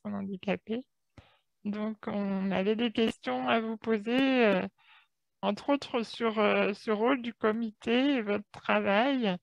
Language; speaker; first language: French; native; French